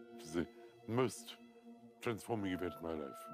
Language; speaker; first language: English; early bilingual, other home language; Russian